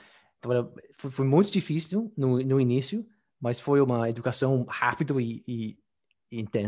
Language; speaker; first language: Portuguese; non-native, fluent; English